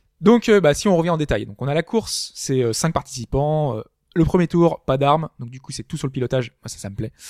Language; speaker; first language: French; native; French